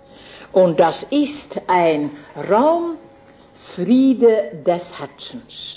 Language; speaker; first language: German; non-native, fluent; Dutch